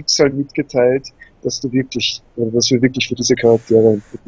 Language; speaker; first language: German; native; German